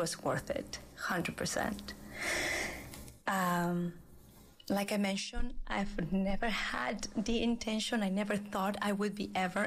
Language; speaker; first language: English; non-native, fluent; Spanish